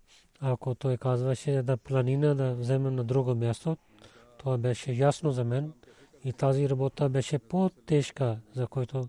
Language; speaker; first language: Bulgarian; non-native, learner; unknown